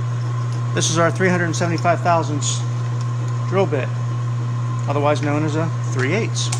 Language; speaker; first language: English; native; English